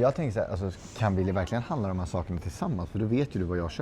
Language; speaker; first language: Swedish; native; Swedish